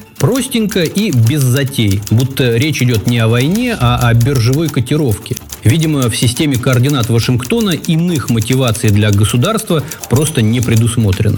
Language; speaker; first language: Russian; native; Russian